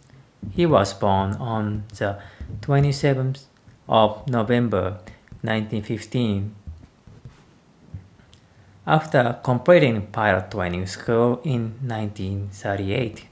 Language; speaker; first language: English; non-native, learner; Japanese